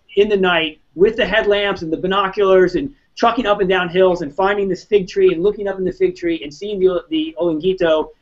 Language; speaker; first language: English; native; English